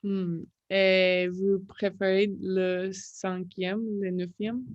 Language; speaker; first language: French; non-native, learner; English